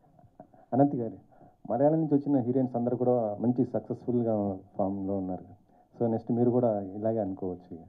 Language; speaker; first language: Telugu; native; Telugu